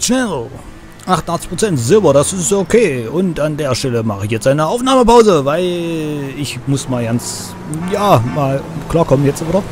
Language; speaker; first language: German; native; German